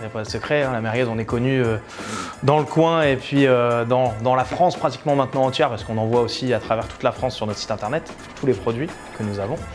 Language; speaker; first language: French; native; French